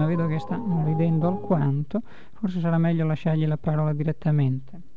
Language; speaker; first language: Italian; native; Italian